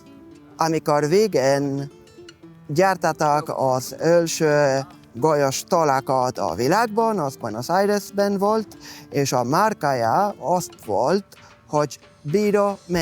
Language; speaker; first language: Hungarian; non-native, fluent; Spanish